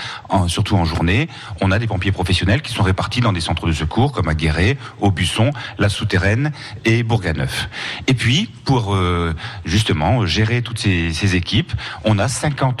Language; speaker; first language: French; native; French